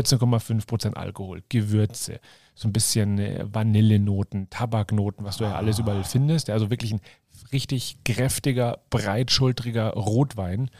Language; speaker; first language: German; native; German